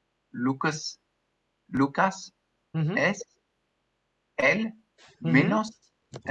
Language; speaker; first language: Spanish; non-native, learner; English